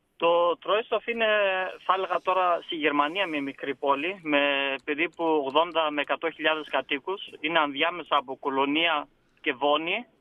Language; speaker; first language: Greek; early bilingual, heritage; Greek